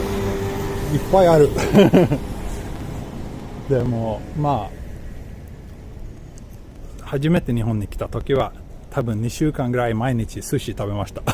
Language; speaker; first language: Japanese; non-native, learner; Swedish